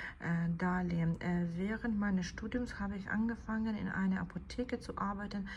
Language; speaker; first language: German; non-native, fluent; Ukrainian